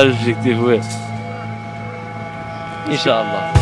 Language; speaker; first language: French; non-native, learner; Arabic